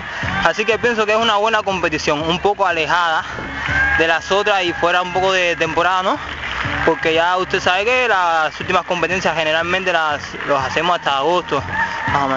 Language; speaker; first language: Spanish; native; Spanish